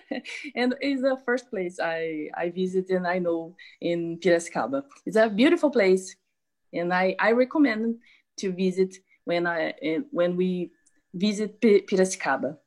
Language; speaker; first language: English; non-native, learner; Portuguese